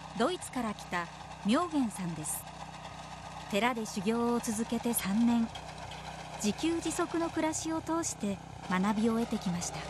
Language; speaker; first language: Japanese; native; Japanese